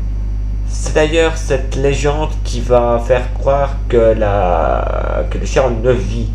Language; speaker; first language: French; native; French